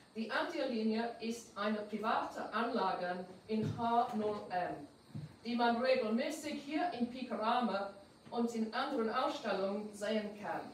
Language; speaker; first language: German; non-native, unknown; English